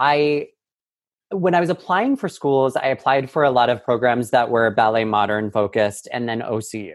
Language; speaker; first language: English; native; English